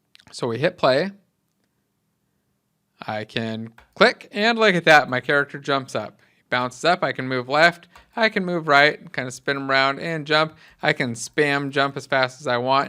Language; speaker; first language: English; native; English